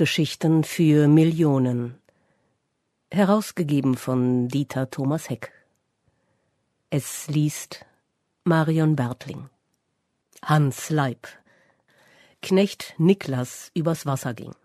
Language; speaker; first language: German; native; German